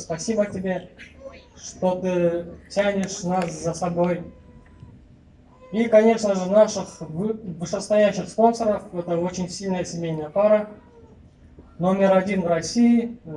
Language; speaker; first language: Russian; non-native, local second language; Kyrgyz